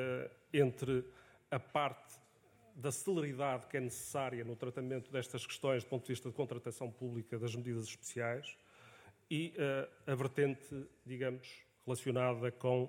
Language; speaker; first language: Portuguese; native; Portuguese